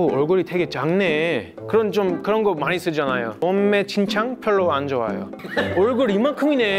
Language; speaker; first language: Korean; non-native, fluent; English